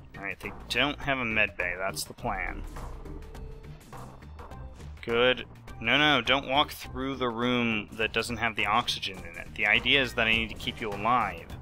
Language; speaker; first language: English; native; English